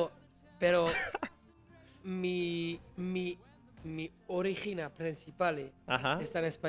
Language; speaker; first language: Spanish; non-native, learner; French